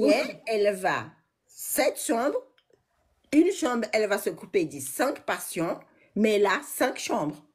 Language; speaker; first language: French; non-native, learner; Portuguese